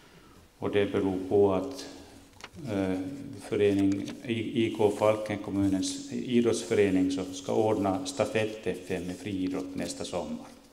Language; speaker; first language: Swedish; native; Swedish